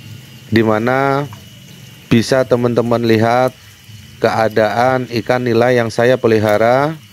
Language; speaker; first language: Indonesian; native; Indonesian